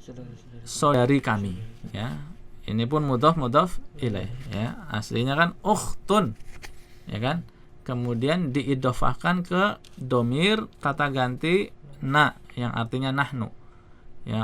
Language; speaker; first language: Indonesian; native; Indonesian